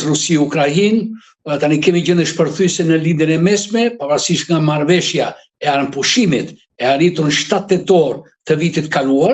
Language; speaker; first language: Albanian; native; Albanian